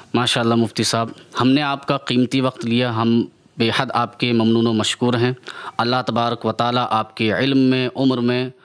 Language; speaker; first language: Hindi; native; Hindi